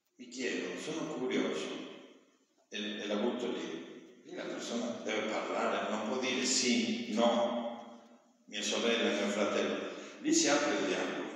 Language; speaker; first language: Italian; non-native, fluent; Spanish